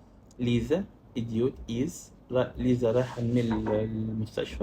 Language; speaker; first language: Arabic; native; Arabic